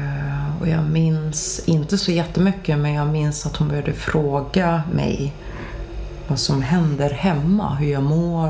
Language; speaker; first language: Swedish; early bilingual, other home language; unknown